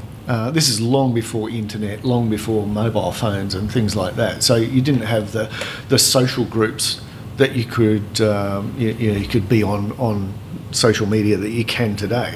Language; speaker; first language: English; native; English